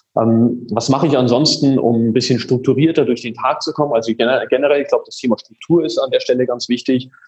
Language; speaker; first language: German; native; German